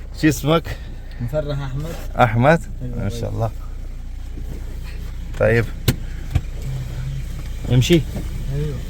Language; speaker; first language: Arabic; non-native, learner; Malayalam